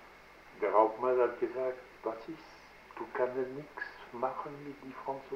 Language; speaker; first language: German; non-native, learner; French